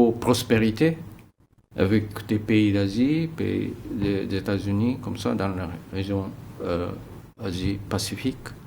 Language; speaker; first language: French; non-native, fluent; Japanese